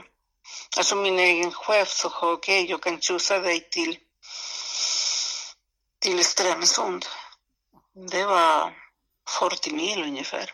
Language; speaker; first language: Swedish; non-native, fluent; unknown